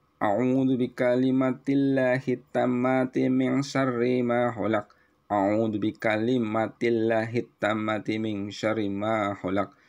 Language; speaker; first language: Arabic; non-native, learner; Indonesian